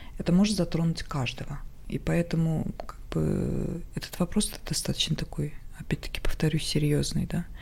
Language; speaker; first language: Russian; non-native, local second language; Tajik